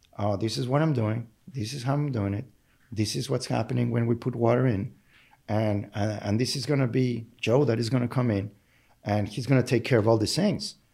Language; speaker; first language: English; non-native, fluent; Spanish